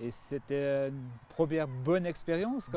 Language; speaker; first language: French; native; French